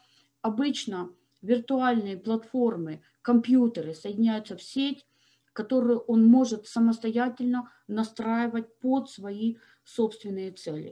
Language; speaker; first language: Russian; native; Russian